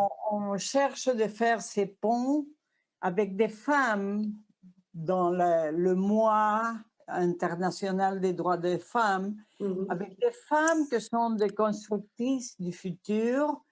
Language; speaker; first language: French; non-native, fluent; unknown